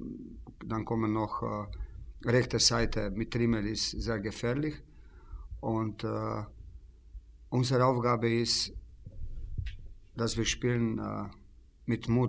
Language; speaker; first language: German; non-native, fluent; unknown